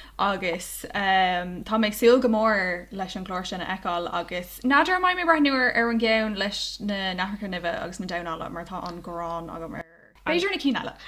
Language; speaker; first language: Irish; non-native, local second language; English